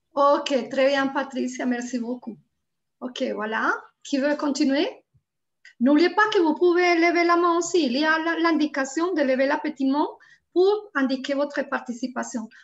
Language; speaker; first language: French; non-native, fluent; Spanish